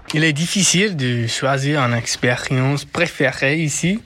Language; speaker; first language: French; non-native, learner; English